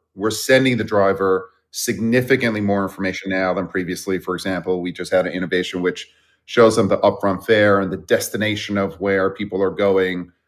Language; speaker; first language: English; early bilingual, other home language; Persian